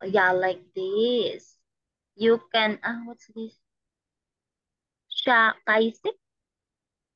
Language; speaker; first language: English; non-native, fluent; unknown